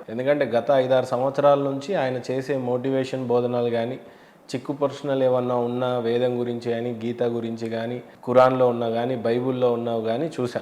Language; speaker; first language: Telugu; native; Telugu